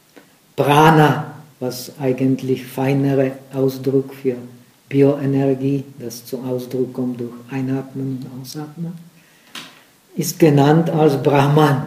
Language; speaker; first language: German; non-native, fluent; Czech